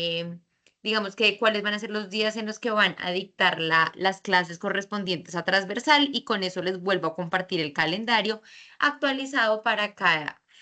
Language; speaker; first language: Spanish; native; Spanish